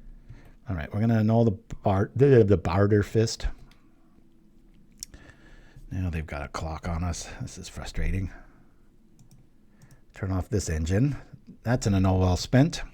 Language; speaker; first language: English; native; English